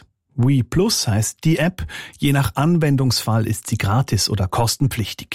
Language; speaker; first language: German; native; German